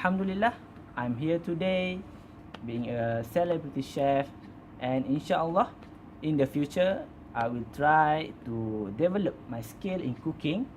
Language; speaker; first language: English; non-native, learner; Malay